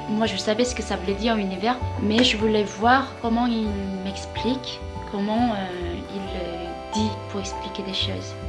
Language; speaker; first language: French; non-native, fluent; Korean